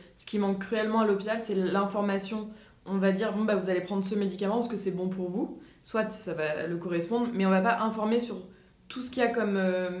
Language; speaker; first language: French; native; French